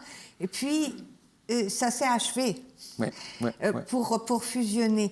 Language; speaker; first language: French; native; French